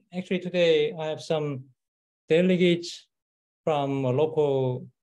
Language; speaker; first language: English; non-native, learner; Korean